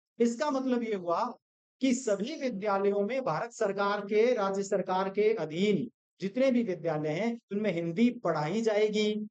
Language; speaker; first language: Hindi; non-native, local second language; Gujarati